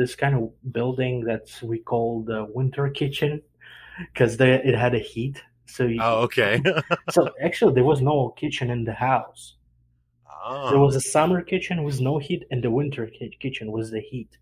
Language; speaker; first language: English; non-native, fluent; Ukrainian